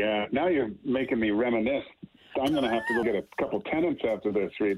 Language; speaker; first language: English; native; English